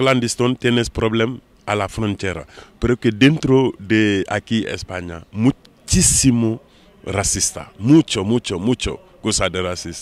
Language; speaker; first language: Spanish; non-native, learner; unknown